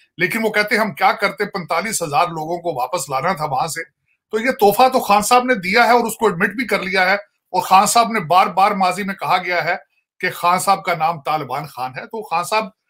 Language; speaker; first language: Urdu; non-native, local second language; Punjabi